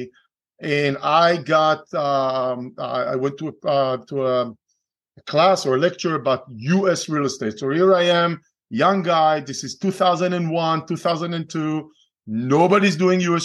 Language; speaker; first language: English; non-native, fluent; Hebrew